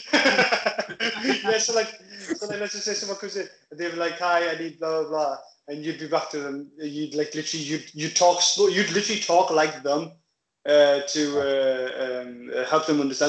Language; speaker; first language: English; native; English